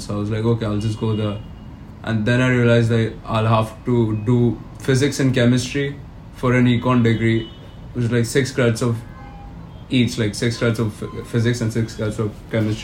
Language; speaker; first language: English; non-native, local second language; Hindi